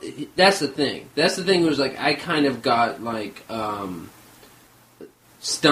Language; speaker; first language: English; early bilingual, other home language; Armenian